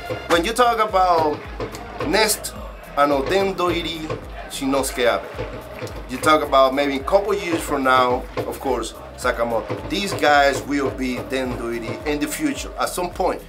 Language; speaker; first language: English; non-native, fluent; Spanish